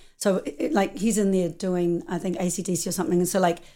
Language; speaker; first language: English; native; English